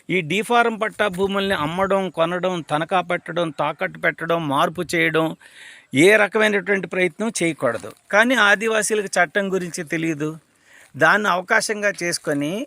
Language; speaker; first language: Telugu; native; Telugu